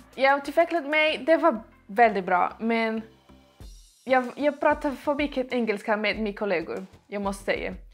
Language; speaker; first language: Swedish; non-native, learner; Portuguese